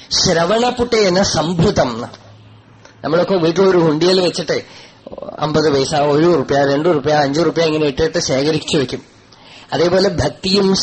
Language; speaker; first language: Malayalam; non-native, local second language; Tamil